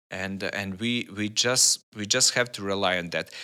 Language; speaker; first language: English; non-native, learner; Serbian